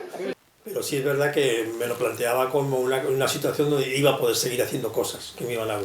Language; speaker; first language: Spanish; native; Spanish